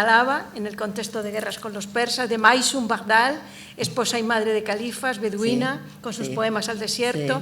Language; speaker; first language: Spanish; native; Spanish